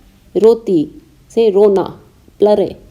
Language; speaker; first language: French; non-native, fluent; Hindi